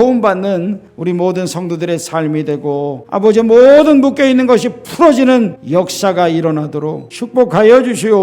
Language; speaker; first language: Korean; native; Korean